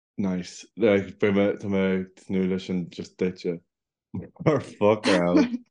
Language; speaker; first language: Irish; non-native, local second language; English